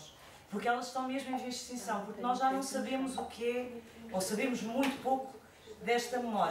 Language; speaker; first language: Portuguese; native; Portuguese